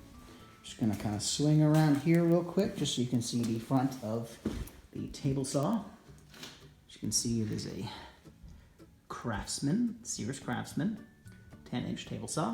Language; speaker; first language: English; native; English